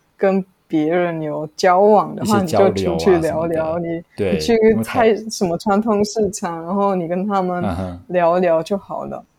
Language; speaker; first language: Chinese; non-native, fluent; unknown